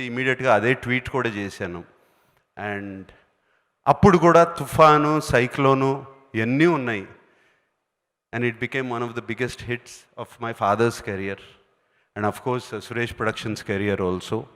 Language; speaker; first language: Telugu; native; Telugu